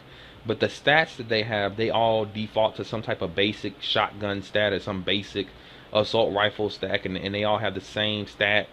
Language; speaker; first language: English; native; English